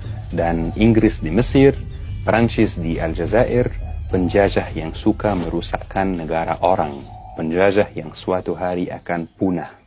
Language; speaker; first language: Indonesian; non-native, fluent; Arabic